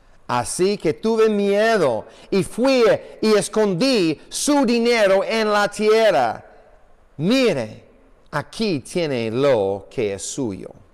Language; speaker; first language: Spanish; non-native, fluent; English